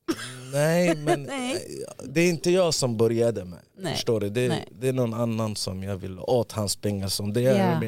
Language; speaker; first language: Swedish; early bilingual, other home language; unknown